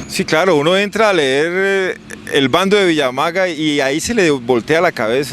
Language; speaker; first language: Spanish; native; Spanish